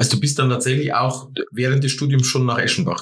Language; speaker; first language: German; native; German